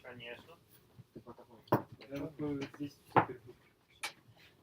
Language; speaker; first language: Russian; native; Russian